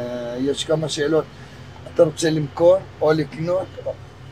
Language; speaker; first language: Hebrew; early bilingual, other home language; Arabic